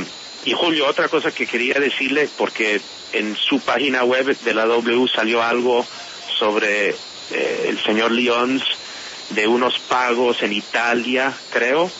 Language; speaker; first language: Spanish; non-native, fluent; English